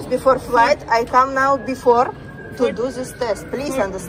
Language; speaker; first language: English; non-native, learner; Russian